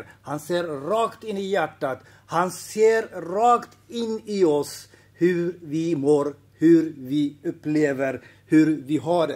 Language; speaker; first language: Swedish; non-native, fluent; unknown